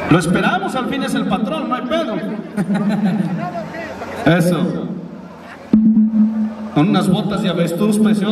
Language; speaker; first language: Spanish; native; Spanish